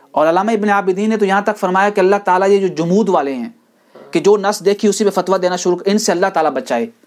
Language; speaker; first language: Urdu; non-native, local second language; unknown